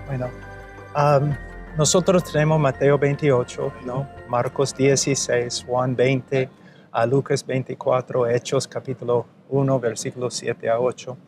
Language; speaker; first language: Spanish; non-native, fluent; English